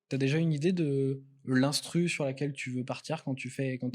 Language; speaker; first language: French; native; French